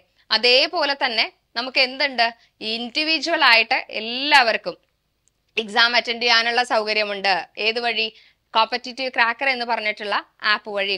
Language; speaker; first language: Malayalam; native; Malayalam